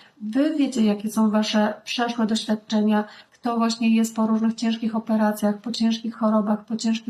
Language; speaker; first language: Polish; native; Polish